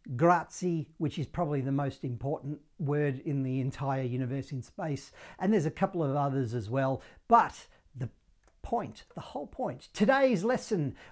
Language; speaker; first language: English; native; English